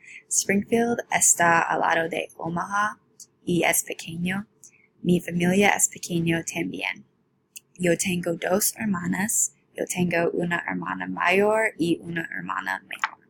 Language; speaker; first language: Spanish; non-native, learner; English